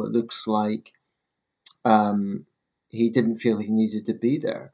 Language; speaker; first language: English; native; English